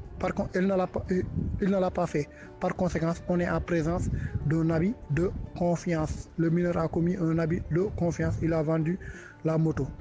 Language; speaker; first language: French; non-native, local second language; Wolof